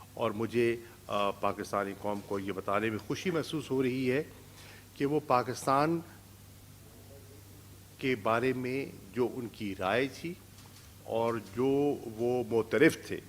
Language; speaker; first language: Urdu; non-native, local second language; Saraiki